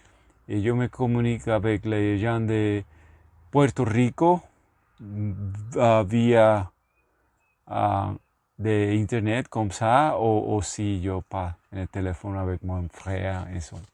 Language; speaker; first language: French; non-native, learner; Spanish